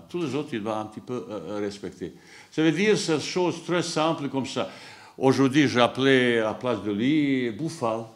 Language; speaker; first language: French; non-native, fluent; Bosnian